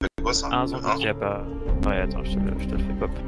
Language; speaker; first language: French; native; French